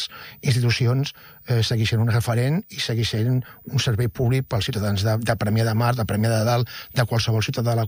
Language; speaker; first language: Catalan; native; Catalan